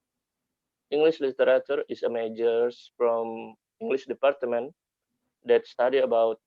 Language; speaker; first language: English; non-native, learner; Indonesian